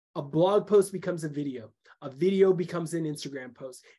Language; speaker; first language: English; native; English